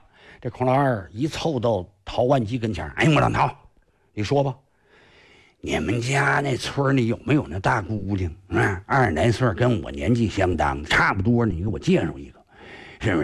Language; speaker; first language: Chinese; native; Chinese